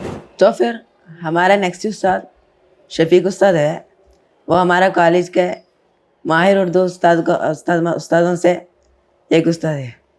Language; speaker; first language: Hindi; non-native, learner; Malayalam